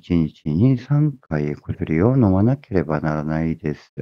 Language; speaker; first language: Japanese; non-native, fluent; Korean